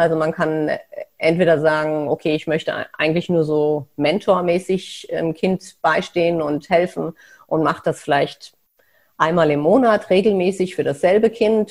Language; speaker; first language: German; native; German